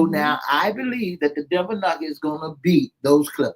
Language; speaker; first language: English; native; English